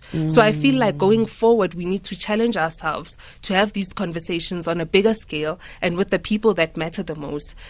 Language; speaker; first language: English; non-native, local second language; Tswana